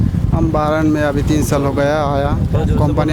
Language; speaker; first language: Hindi; non-native, learner; Bangla